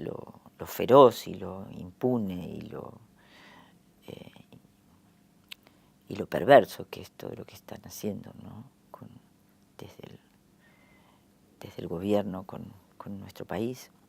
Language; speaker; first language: Spanish; native; Spanish